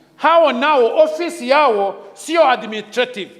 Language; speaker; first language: English; non-native, local second language; Kikuyu